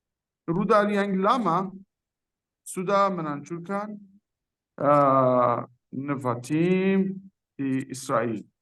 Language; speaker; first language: Indonesian; non-native, fluent; Persian